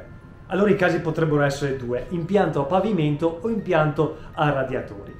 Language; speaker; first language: Italian; native; Italian